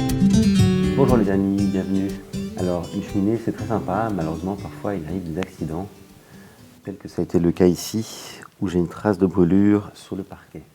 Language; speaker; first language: French; native; French